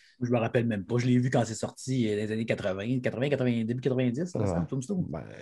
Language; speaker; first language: French; native; French